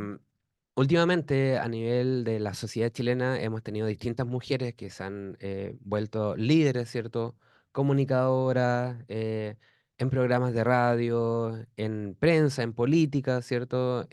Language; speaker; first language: Spanish; native; Spanish